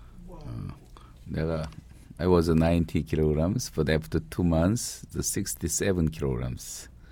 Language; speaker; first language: English; non-native, learner; Korean